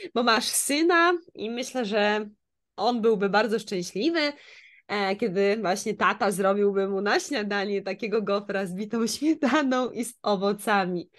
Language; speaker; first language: Polish; native; Polish